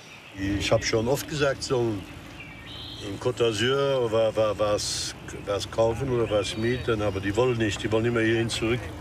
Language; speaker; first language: German; non-native, local second language; Luxembourgish